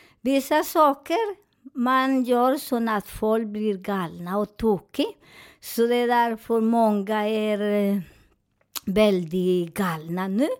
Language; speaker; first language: Swedish; non-native, fluent; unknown